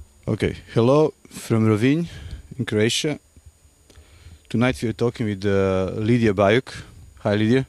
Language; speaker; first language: English; non-native, fluent; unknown